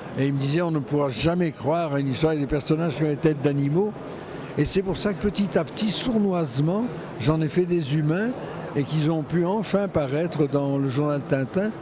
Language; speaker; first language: French; native; French